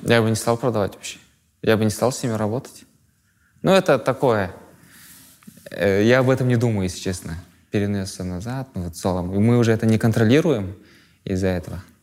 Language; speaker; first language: Russian; non-native, local second language; Kazakh